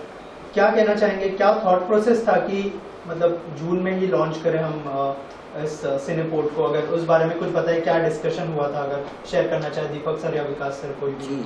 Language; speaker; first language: Hindi; native; Hindi